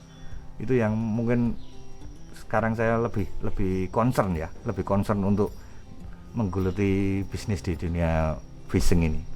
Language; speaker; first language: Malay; non-native, local second language; Javanese